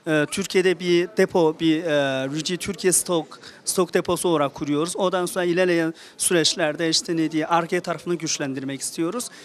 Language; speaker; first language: Turkish; non-native, fluent; Chinese